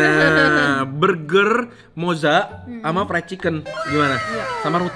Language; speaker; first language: Indonesian; native; Indonesian